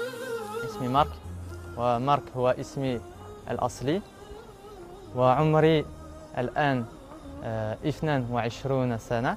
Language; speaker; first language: Arabic; non-native, learner; French